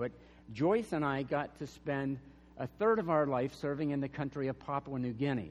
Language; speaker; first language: English; native; English